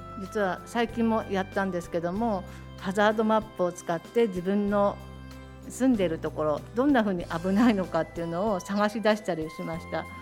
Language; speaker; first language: Japanese; native; Japanese